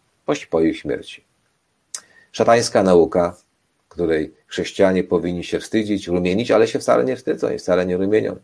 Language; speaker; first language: Polish; native; Polish